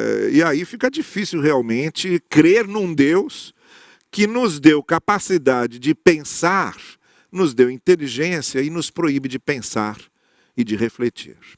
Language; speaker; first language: Portuguese; native; Portuguese